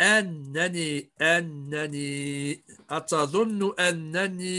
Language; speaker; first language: Arabic; non-native, fluent; English